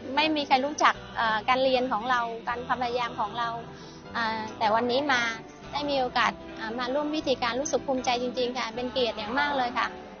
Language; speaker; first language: Thai; non-native, fluent; Vietnamese